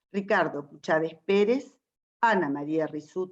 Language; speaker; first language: Spanish; native; Spanish